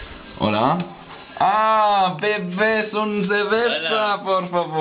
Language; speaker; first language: Spanish; non-native, learner; German